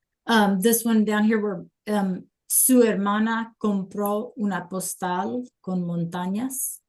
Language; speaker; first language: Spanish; non-native, fluent; English